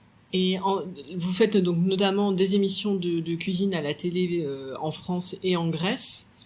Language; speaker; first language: French; native; French